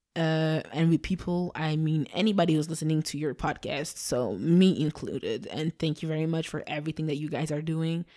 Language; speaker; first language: English; non-native, fluent; Dutch